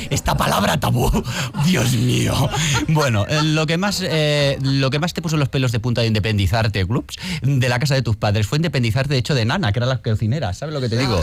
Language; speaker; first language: Spanish; native; Spanish